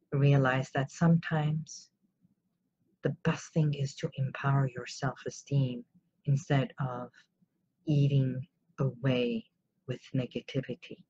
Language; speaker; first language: English; non-native, fluent; Armenian